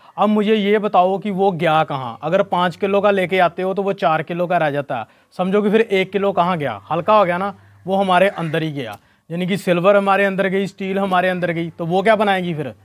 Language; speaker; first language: Hindi; non-native, local second language; Punjabi